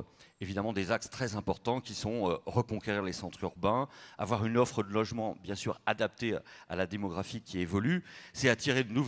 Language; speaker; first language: French; native; French